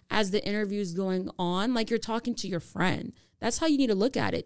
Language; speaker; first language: English; native; English